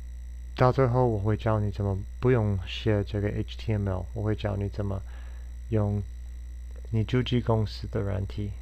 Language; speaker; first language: Chinese; non-native, fluent; English